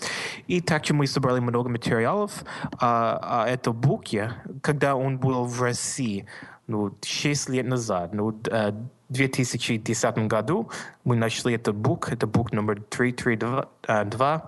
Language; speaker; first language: Russian; non-native, learner; English